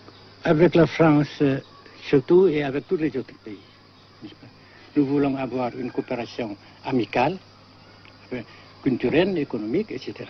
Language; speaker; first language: French; non-native, fluent; Vietnamese